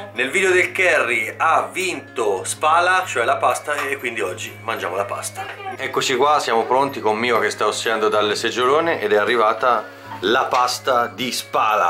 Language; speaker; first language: Italian; native; Italian